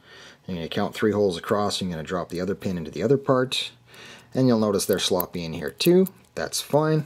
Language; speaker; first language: English; native; English